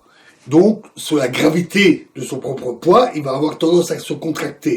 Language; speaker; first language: French; native; French